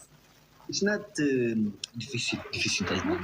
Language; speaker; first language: English; non-native, learner; Amharic